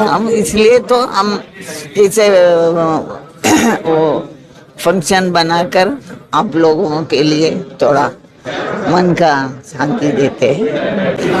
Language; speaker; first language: Hindi; non-native, local second language; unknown